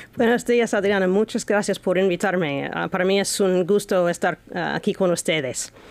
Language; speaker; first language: Spanish; non-native, fluent; English